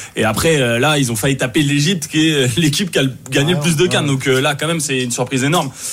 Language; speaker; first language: French; native; French